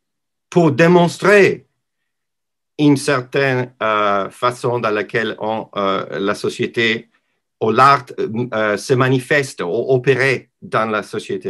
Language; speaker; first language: French; non-native, learner; English